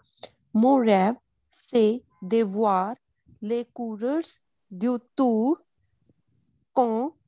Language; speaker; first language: French; non-native, learner; Punjabi